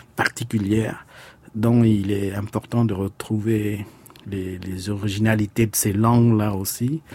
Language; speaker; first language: French; non-native, fluent; Khmer